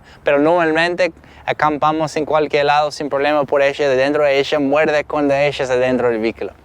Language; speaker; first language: Spanish; non-native, learner; English